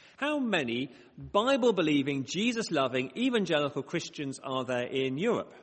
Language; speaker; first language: English; native; English